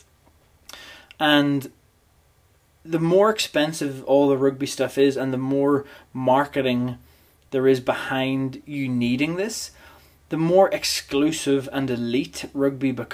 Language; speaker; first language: English; native; English